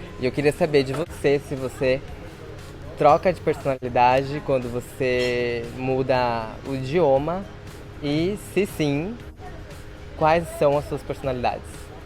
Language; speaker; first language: Portuguese; native; Portuguese